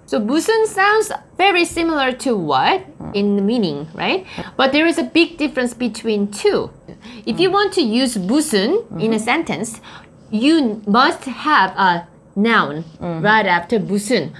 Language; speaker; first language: English; non-native, fluent; Korean